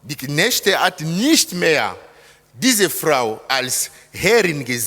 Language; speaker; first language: German; non-native, fluent; Lingala